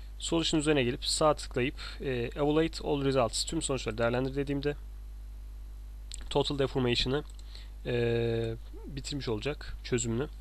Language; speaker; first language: Turkish; native; Turkish